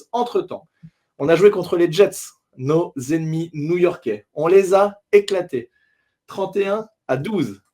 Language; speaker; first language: French; native; French